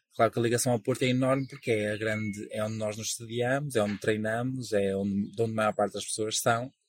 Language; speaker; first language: Portuguese; native; Portuguese